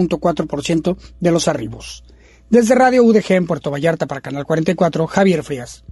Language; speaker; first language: Spanish; native; Spanish